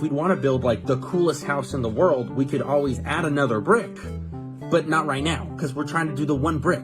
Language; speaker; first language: English; native; English